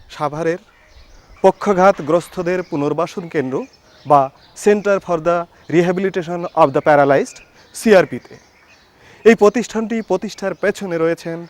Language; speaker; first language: Bangla; native; Bangla